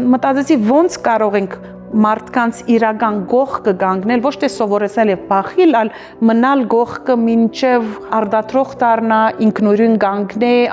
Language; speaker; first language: Armenian; early bilingual, heritage; Armenian